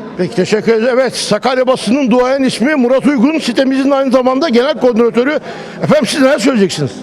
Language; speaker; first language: Turkish; native; Turkish